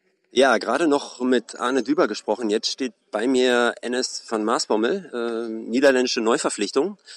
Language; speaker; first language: German; native; German